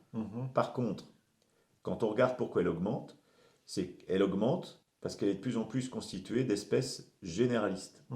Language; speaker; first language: French; native; French